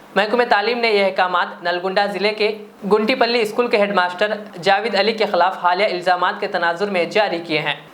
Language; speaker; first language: Urdu; native; Urdu